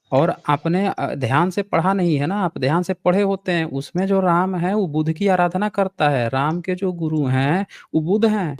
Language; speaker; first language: Hindi; native; Hindi